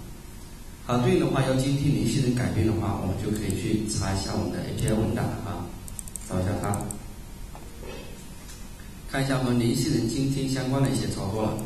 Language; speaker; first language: Chinese; native; Chinese